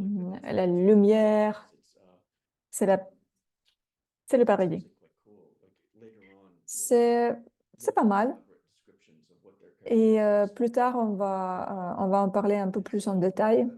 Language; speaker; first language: French; non-native, fluent; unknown